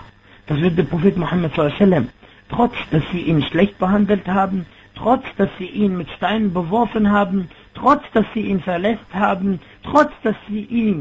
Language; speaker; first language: German; non-native, fluent; Arabic